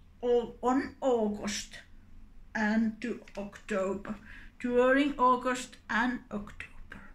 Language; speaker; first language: English; non-native, learner; Finnish